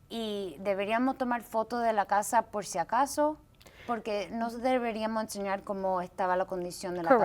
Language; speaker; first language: Spanish; early bilingual, heritage; Spanish